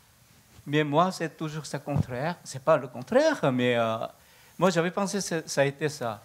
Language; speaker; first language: French; non-native, learner; Korean